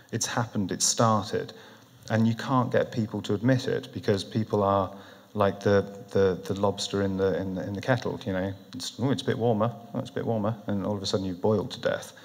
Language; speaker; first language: English; native; English